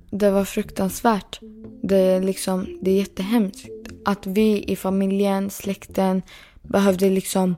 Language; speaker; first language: Swedish; early bilingual, other home language; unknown